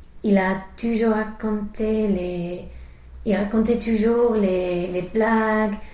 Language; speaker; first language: French; non-native, fluent; English